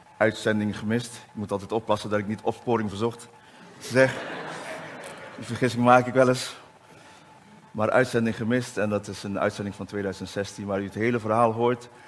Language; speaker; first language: Dutch; native; Dutch